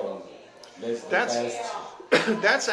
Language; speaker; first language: English; non-native, learner; Chinese